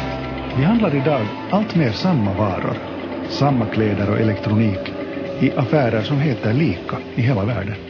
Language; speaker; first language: Swedish; native; Swedish